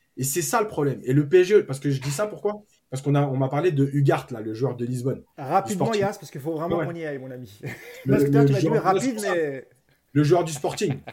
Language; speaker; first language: French; native; French